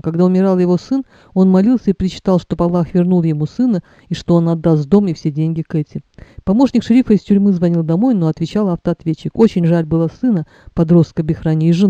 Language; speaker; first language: Russian; native; Russian